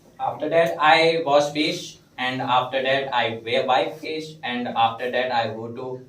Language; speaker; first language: English; non-native, learner; Hindi